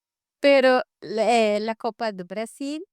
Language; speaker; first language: Spanish; non-native, fluent; Portuguese